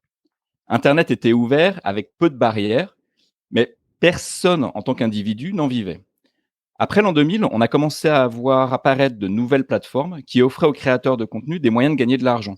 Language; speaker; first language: French; native; French